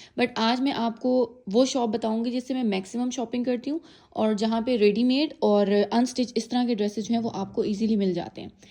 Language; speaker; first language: Urdu; native; Urdu